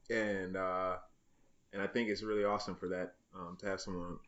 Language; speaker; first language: English; native; English